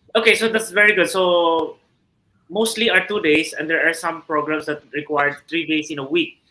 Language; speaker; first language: English; non-native, local second language; Filipino